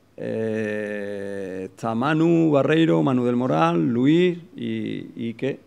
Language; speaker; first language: Spanish; native; Spanish